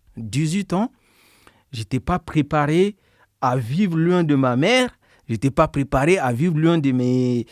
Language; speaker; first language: French; non-native, local second language; Bambara